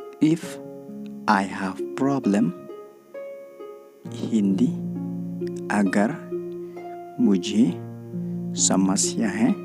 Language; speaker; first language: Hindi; non-native, local second language; Khasi